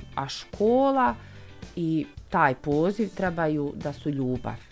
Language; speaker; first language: Bosnian; native; Bosnian